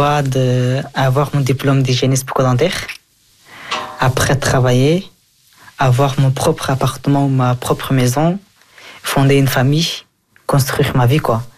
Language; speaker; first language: French; early bilingual, other home language; Persian